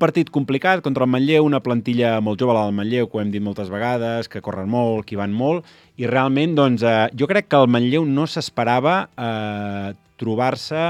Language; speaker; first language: Catalan; native; Catalan